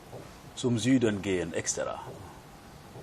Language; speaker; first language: German; non-native, fluent; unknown